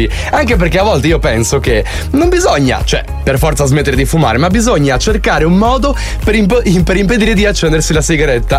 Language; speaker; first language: Italian; native; Italian